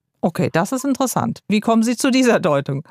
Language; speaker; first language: German; native; German